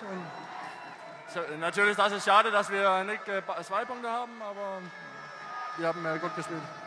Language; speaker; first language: German; non-native, learner; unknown